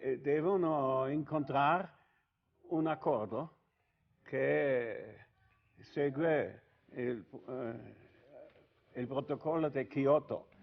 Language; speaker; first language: Spanish; non-native, learner; Italian